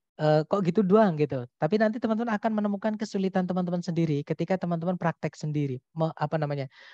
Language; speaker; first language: Indonesian; non-native, local second language; Javanese